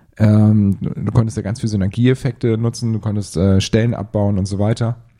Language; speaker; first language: German; native; German